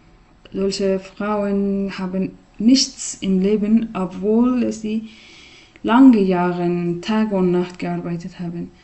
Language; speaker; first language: German; non-native, learner; Persian